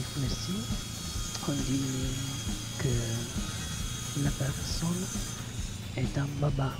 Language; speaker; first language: French; non-native, learner; Italian